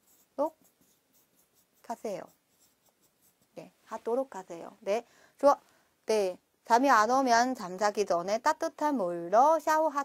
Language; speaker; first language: Korean; non-native, fluent; Chinese